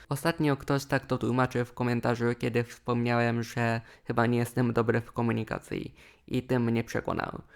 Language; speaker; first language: Polish; non-native, fluent; Japanese